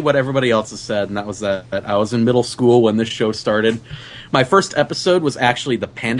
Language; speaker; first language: English; native; English